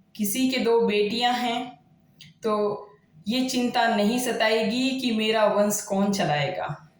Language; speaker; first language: Hindi; native; Hindi